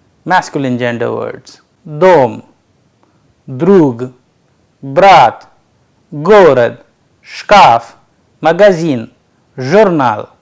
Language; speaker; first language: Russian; non-native, fluent; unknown